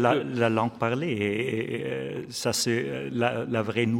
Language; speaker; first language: French; non-native, fluent; German